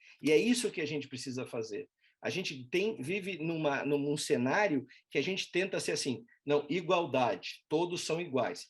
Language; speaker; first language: Portuguese; native; Portuguese